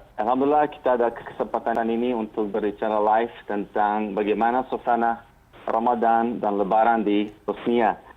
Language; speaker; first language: Indonesian; non-native, fluent; Bosnian